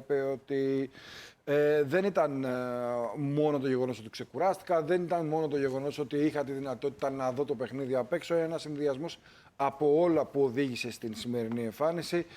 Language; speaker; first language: Greek; native; Greek